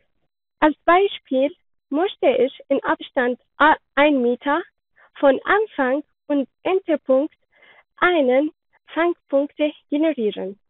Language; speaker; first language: German; non-native, learner; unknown